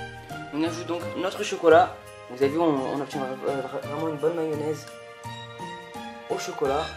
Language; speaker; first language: French; native; French